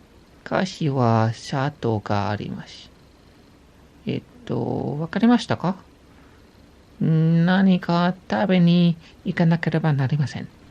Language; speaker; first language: Japanese; non-native, learner; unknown